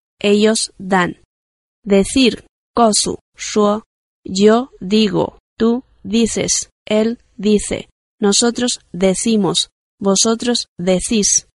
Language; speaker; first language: Spanish; non-native, fluent; Chinese